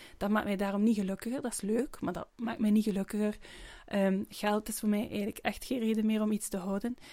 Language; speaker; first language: Dutch; native; Dutch